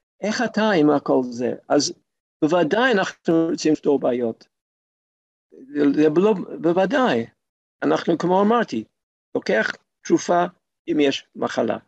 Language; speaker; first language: Hebrew; non-native, fluent; English